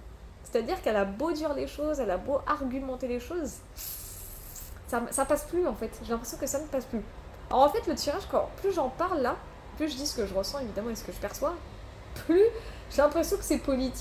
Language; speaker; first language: French; native; French